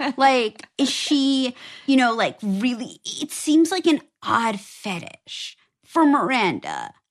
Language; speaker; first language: English; native; English